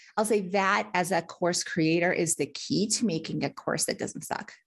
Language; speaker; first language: English; early bilingual, other home language; Russian